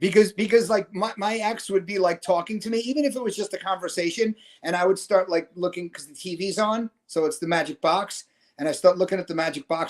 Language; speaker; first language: English; native; English